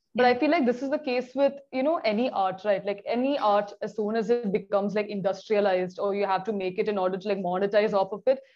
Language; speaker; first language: English; non-native, local second language; Malayalam